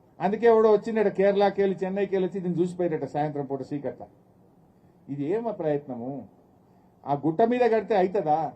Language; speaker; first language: Telugu; native; Telugu